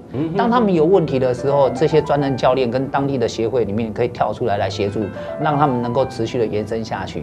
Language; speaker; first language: Chinese; native; Chinese